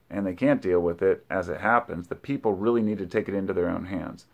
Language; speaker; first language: English; native; English